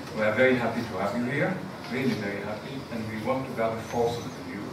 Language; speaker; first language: English; non-native, fluent; Hebrew